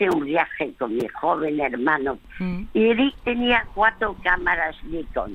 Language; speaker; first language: Spanish; early bilingual, other home language; French